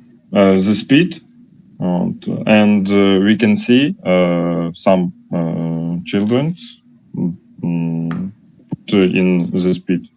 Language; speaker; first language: English; non-native, learner; Russian